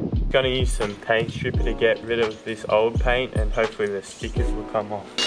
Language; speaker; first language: English; native; English